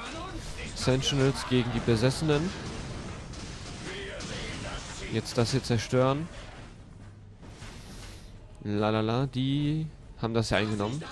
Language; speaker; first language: German; native; German